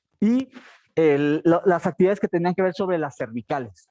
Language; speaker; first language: Spanish; native; Spanish